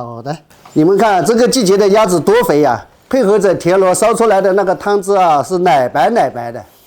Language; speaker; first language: Chinese; native; Chinese